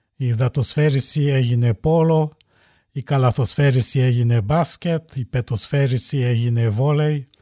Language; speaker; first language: Greek; early bilingual, heritage; Greek